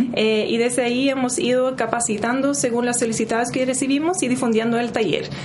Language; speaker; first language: Spanish; non-native, fluent; English